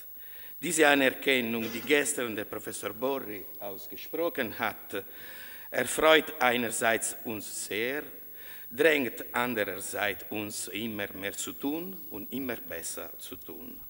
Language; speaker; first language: German; non-native, fluent; Italian